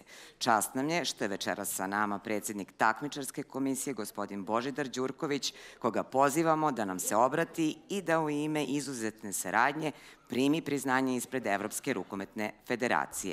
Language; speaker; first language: Serbian; native; Serbian